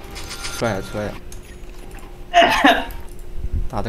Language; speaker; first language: Chinese; native; Chinese